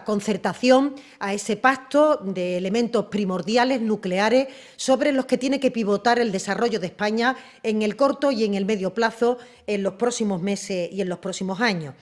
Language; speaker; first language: Spanish; native; Spanish